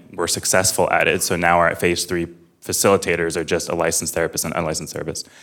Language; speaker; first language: English; native; English